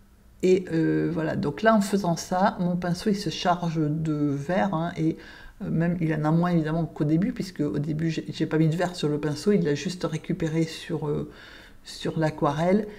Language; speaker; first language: French; native; French